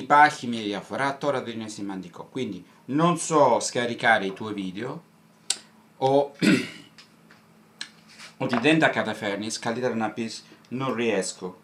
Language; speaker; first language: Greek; non-native, fluent; Italian